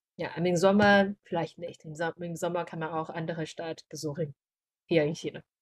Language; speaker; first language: German; non-native, learner; Chinese